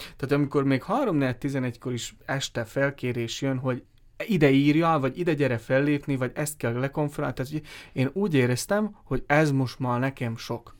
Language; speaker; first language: Hungarian; native; Hungarian